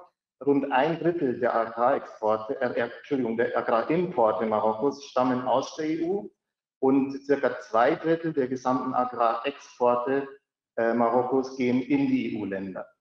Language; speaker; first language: German; native; German